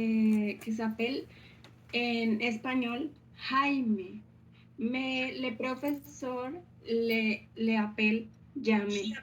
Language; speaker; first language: French; non-native, learner; Spanish